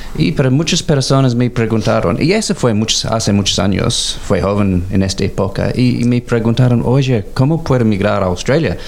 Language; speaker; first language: Spanish; non-native, learner; English